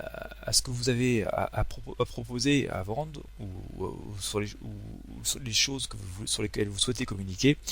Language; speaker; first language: French; native; French